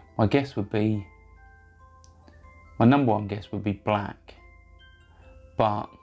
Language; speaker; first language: English; native; English